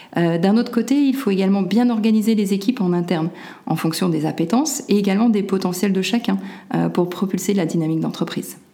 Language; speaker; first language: French; native; French